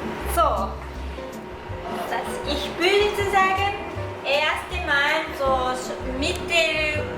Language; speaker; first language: German; non-native, learner; Japanese